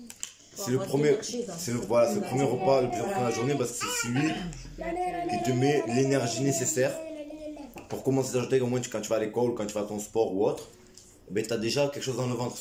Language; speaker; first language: French; native; French